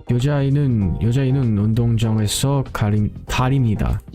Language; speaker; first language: Korean; non-native, learner; English